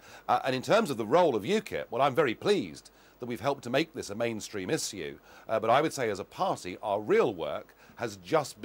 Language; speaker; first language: English; native; English